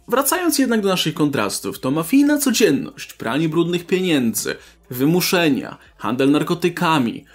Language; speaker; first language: Polish; native; Polish